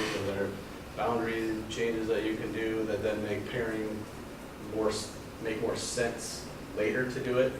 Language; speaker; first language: English; native; English